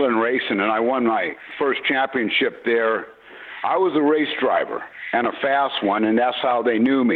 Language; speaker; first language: English; native; English